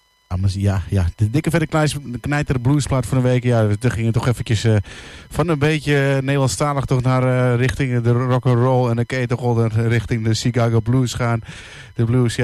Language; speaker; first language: Dutch; native; Dutch